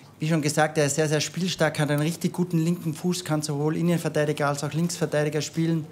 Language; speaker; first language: German; native; German